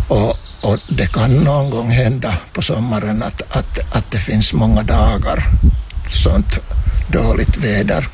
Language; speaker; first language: Swedish; non-native, local second language; Finnish